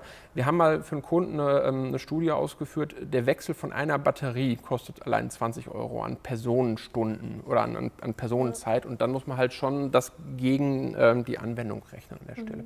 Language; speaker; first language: German; native; German